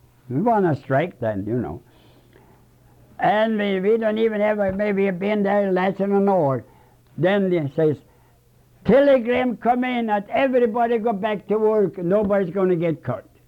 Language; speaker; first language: English; non-native, fluent; Swedish